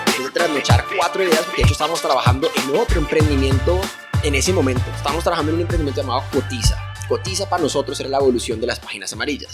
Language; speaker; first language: Spanish; native; Spanish